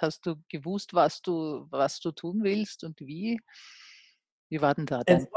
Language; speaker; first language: German; native; German